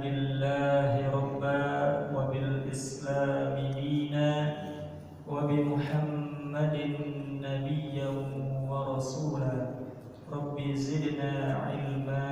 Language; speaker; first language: Arabic; non-native, fluent; Indonesian